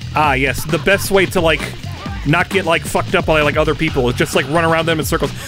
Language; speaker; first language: English; native; English